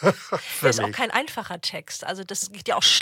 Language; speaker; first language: German; native; German